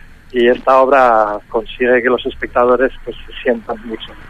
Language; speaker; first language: Spanish; native; Spanish